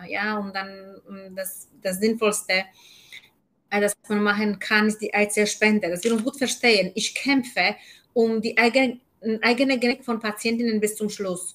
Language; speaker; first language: German; non-native, fluent; Polish